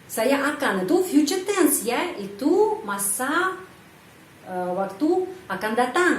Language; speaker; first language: Indonesian; non-native, fluent; Russian